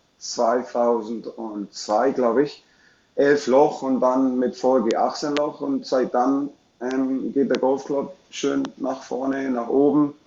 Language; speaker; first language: German; non-native, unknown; English